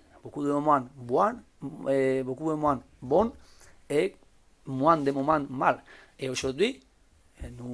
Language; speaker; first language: French; non-native, learner; Spanish